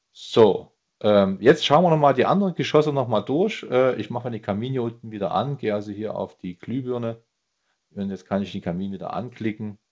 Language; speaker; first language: German; native; German